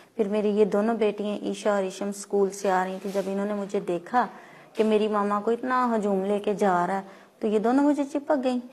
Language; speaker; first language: Urdu; non-native, local second language; Punjabi